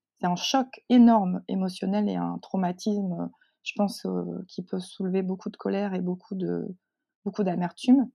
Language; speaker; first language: French; native; French